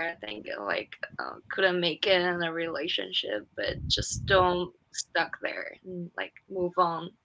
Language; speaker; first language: English; non-native, fluent; Chinese